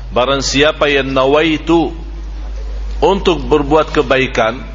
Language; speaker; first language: Indonesian; non-native, fluent; Arabic